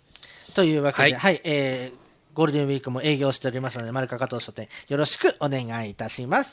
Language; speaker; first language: Japanese; native; Japanese